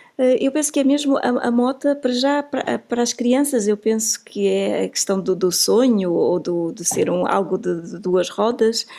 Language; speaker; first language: Portuguese; native; Portuguese